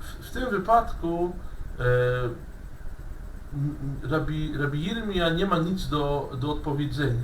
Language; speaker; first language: Polish; non-native, fluent; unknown